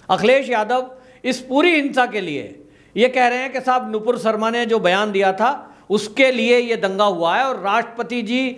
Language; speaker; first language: Hindi; native; Hindi